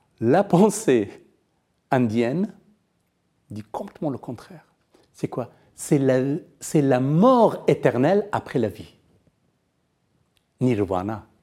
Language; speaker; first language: French; non-native, fluent; Persian